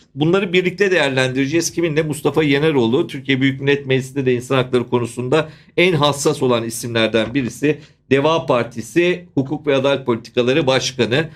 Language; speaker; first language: Turkish; native; Turkish